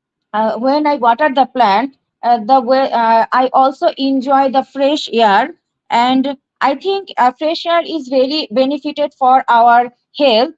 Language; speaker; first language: English; non-native, learner; Bangla